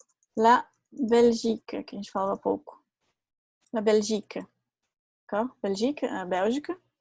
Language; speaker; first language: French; non-native, fluent; Portuguese